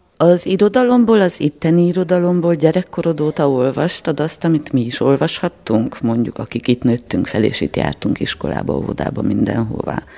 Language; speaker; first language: Hungarian; native; Hungarian